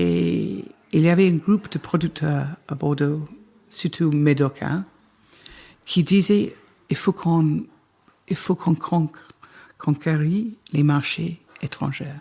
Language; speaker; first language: French; non-native, fluent; English